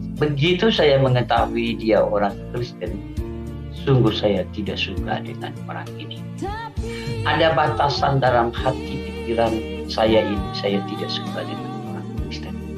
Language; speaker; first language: Indonesian; non-native, local second language; Achinese